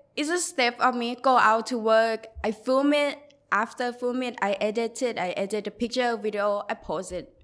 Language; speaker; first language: English; non-native, learner; Thai